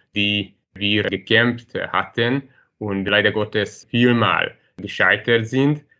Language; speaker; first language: German; non-native, fluent; Hungarian